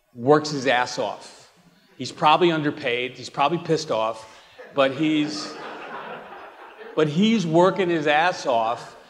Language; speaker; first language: English; native; English